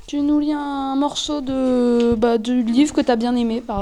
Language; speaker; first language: French; native; French